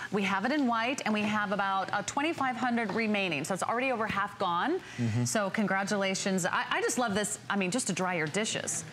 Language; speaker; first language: English; native; English